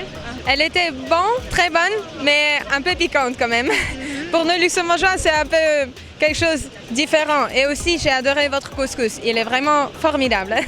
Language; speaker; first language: French; non-native, local second language; Luxembourgish